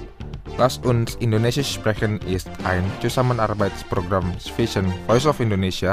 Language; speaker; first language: German; non-native, fluent; Indonesian